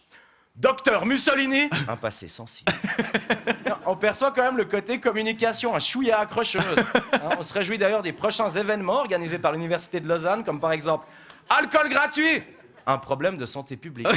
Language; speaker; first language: French; native; French